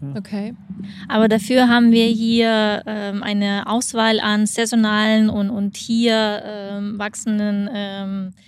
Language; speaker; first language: German; non-native, fluent; Lithuanian